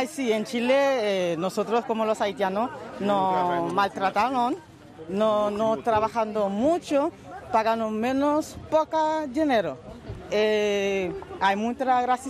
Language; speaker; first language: Spanish; non-native, learner; Haitian Creole